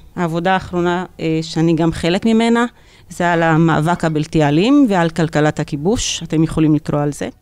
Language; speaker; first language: Hebrew; non-native, local second language; Arabic